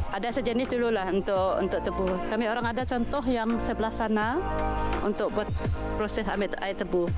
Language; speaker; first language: Malay; non-native, local second language; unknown